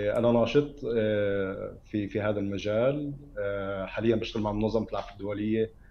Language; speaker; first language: Arabic; native; Arabic